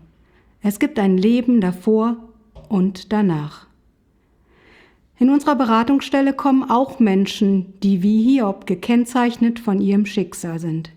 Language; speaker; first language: German; native; German